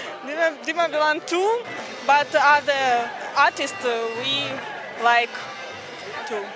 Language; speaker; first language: English; non-native, learner; Russian